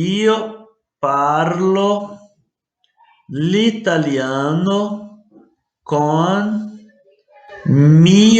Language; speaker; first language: Italian; non-native, learner; Portuguese